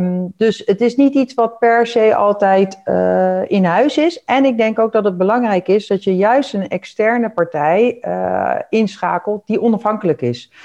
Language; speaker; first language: Dutch; native; Dutch